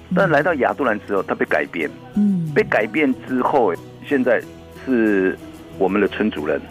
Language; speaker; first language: Chinese; native; Chinese